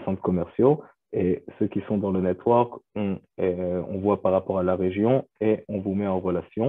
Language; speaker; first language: French; non-native, fluent; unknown